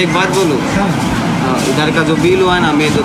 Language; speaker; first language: Hindi; non-native, local second language; Bangla